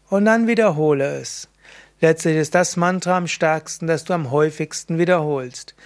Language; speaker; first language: German; native; German